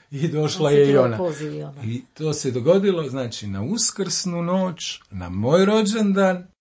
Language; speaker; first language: Croatian; native; Croatian